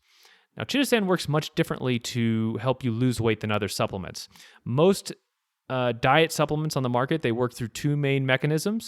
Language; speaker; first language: English; native; English